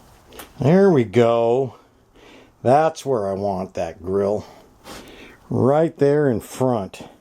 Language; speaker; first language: English; native; English